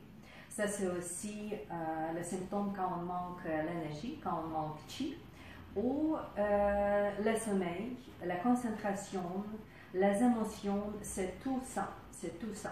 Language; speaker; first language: French; non-native, fluent; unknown